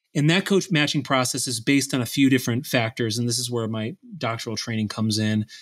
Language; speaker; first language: English; native; English